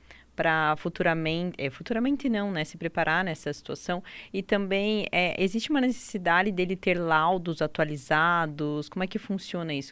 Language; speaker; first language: Portuguese; native; Portuguese